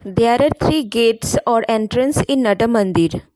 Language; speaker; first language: English; non-native, local second language; Bangla